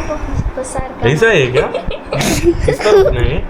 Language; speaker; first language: Hindi; non-native, learner; Malayalam